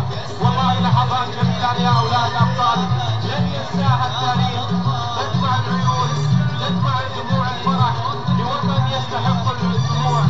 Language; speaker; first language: Arabic; native; Arabic